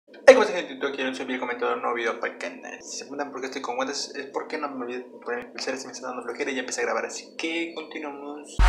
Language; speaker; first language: Spanish; native; Spanish